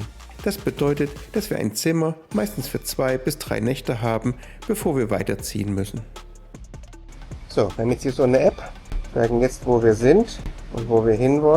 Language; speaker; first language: German; native; German